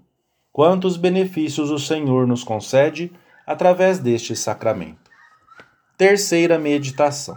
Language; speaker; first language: Portuguese; native; Portuguese